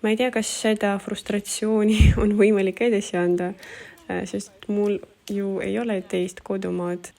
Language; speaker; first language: Estonian; non-native, local second language; Russian